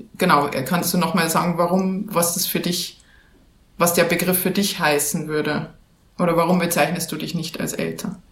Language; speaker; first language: German; native; German